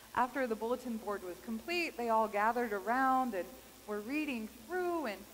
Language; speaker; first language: English; native; English